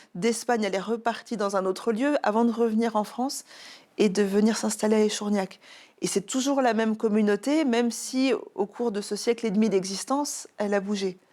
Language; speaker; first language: French; native; French